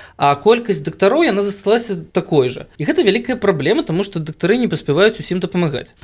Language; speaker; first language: Belarusian; non-native, local second language; Russian